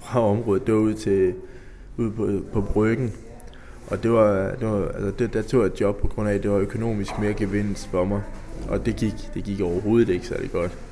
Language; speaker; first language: Danish; native; Danish